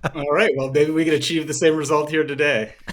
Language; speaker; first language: English; native; English